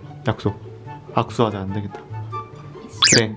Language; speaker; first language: Korean; native; Korean